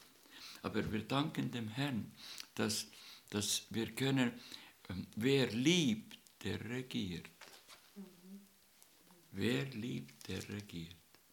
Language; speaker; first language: German; non-native, learner; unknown